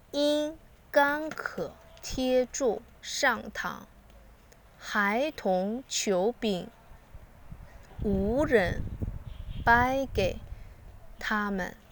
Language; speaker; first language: Chinese; non-native, learner; Korean